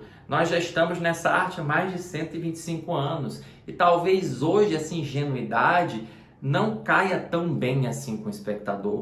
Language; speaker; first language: Portuguese; native; Portuguese